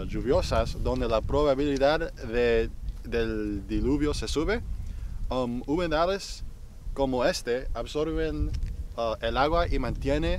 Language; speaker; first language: Spanish; non-native, fluent; English